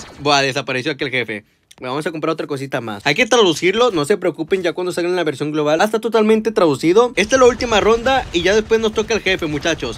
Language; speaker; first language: Spanish; native; Spanish